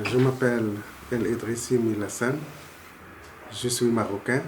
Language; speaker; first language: French; non-native, learner; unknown